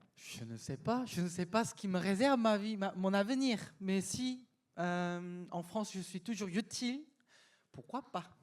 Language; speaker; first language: French; non-native, fluent; Korean